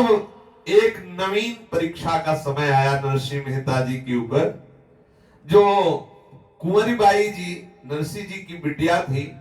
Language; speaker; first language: Hindi; native; Hindi